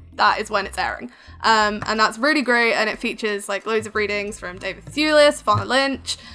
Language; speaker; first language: English; native; English